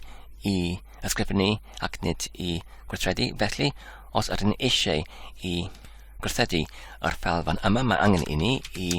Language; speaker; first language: Welsh; non-native, learner; English